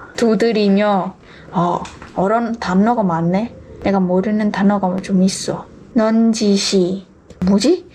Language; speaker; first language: Korean; non-native, fluent; Khmer